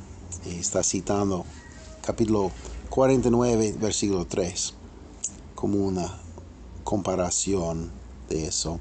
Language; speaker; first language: Spanish; non-native, fluent; English